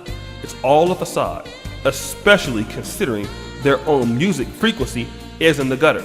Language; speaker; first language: English; native; English